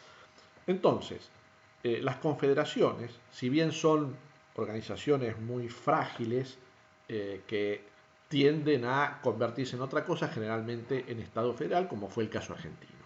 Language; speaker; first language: Spanish; native; Spanish